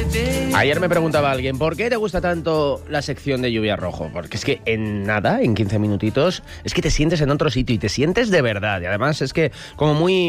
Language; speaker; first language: Spanish; native; Spanish